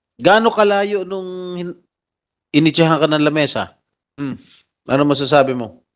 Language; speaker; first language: Filipino; native; Filipino